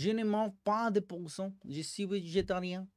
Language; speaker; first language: French; non-native, learner; Spanish